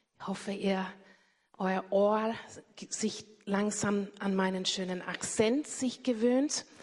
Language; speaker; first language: German; non-native, fluent; English